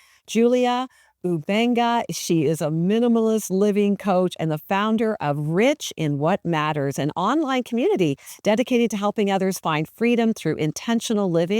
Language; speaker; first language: English; native; English